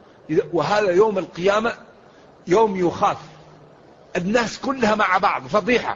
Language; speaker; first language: Arabic; native; Arabic